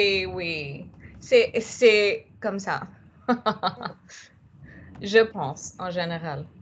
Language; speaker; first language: French; non-native, learner; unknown